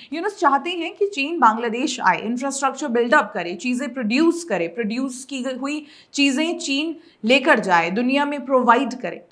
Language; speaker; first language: Hindi; native; Hindi